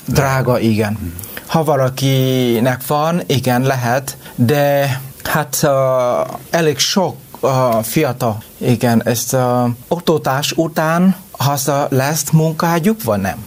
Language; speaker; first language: Hungarian; non-native, learner; Vietnamese